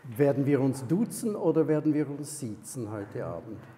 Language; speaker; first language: German; native; German